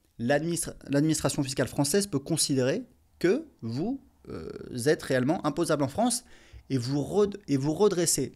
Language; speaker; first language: French; native; French